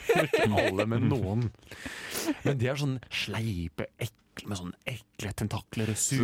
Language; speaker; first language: Norwegian; native; Norwegian